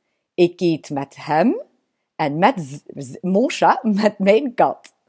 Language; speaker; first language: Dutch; non-native, local second language; French